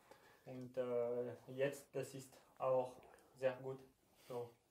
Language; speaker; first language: German; non-native, learner; French